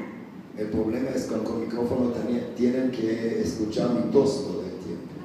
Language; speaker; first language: Spanish; non-native, fluent; Hebrew